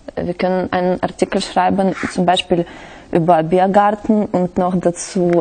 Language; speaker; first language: German; non-native, learner; Russian